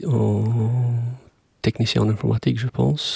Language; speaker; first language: French; non-native, fluent; Albanian